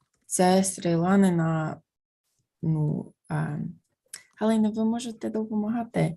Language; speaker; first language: Ukrainian; non-native, fluent; English